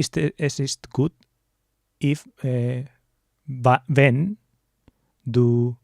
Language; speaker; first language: German; non-native, learner; English